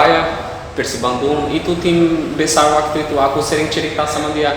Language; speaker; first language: Indonesian; non-native, fluent; Portuguese